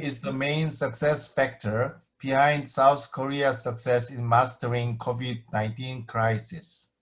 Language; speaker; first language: English; non-native, fluent; Korean